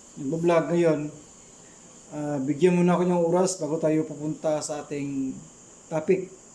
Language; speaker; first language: Filipino; non-native, local second language; Cebuano